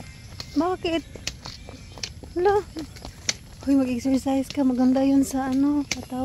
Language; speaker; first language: Filipino; native; Filipino